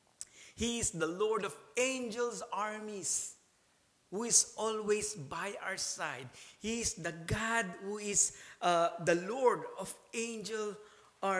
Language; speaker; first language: English; non-native, local second language; Filipino